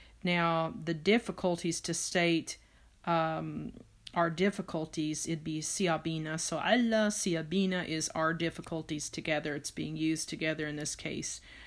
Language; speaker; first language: English; native; English